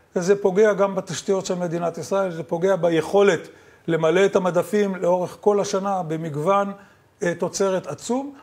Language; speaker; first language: Hebrew; native; Hebrew